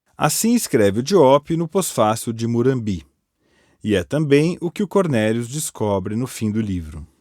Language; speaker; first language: Portuguese; native; Portuguese